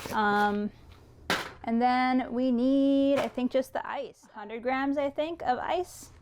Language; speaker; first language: English; native; English